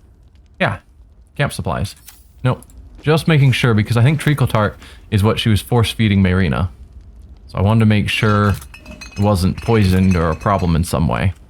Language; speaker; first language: English; native; English